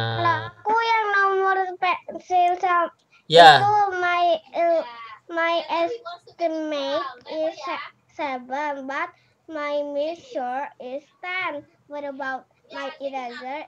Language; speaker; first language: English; non-native, learner; Indonesian